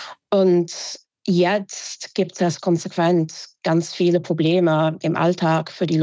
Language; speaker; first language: German; non-native, fluent; English